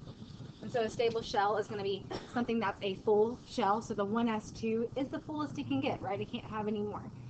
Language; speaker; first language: English; native; English